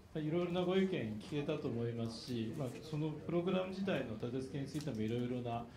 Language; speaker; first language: Japanese; native; Japanese